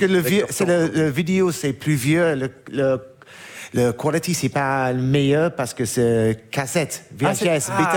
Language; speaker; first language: French; non-native, learner; English